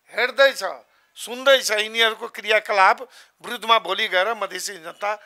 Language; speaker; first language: Nepali; non-native, local second language; Maithili